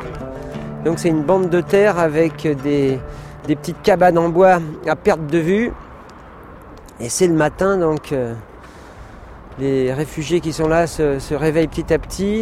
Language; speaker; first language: French; native; French